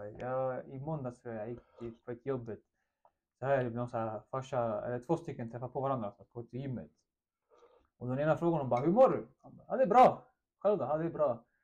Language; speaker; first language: Swedish; early bilingual, other home language; Russian